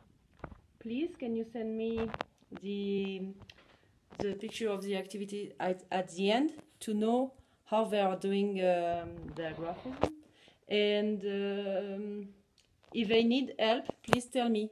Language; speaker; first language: English; non-native, learner; French